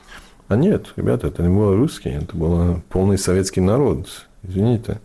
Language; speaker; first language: Russian; non-native, fluent; English